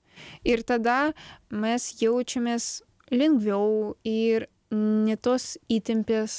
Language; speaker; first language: Lithuanian; non-native, learner; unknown